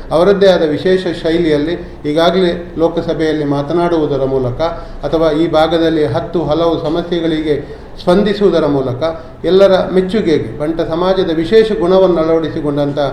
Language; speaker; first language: Kannada; non-native, local second language; Tulu